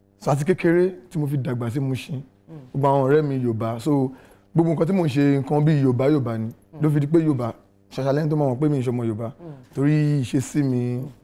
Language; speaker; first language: Yoruba; non-native, local second language; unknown